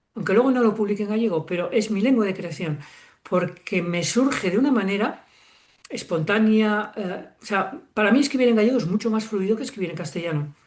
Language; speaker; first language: Spanish; native; Spanish